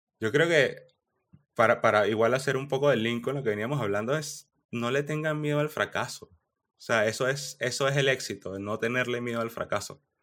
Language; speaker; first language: Spanish; native; Spanish